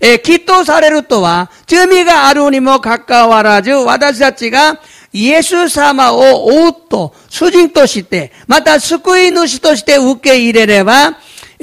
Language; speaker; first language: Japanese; non-native, fluent; Korean